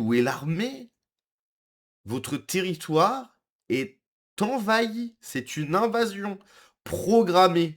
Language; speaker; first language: French; native; French